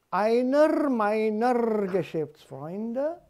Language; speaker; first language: German; non-native, fluent; Hindi